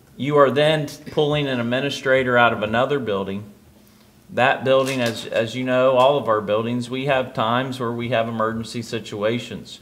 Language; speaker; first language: English; native; English